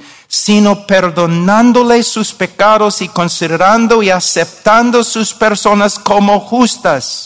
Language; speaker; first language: Spanish; non-native, fluent; English